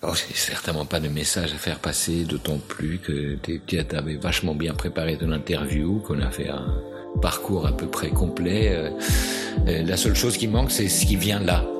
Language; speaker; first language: French; non-native, fluent; Spanish